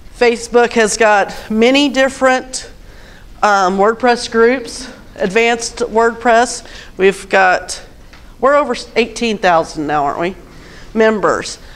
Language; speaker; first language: English; native; English